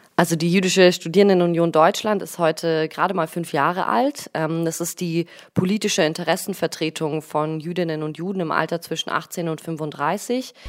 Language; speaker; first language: German; early bilingual, other home language; Russian